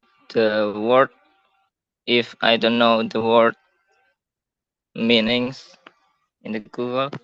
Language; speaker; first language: English; non-native, learner; Indonesian